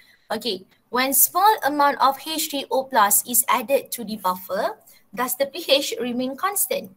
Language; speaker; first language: English; non-native, local second language; Malay